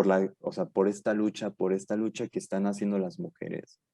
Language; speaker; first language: Spanish; native; Spanish